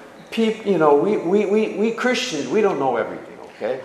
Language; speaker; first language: English; native; English